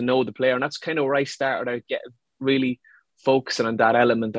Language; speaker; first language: English; native; English